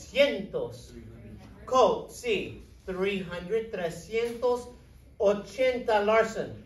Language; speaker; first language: Spanish; non-native, fluent; English